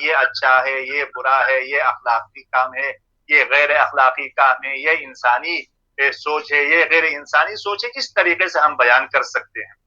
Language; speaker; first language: Urdu; non-native, local second language; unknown